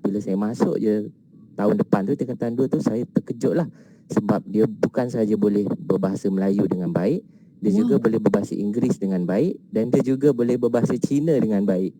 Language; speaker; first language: Malay; native; Malay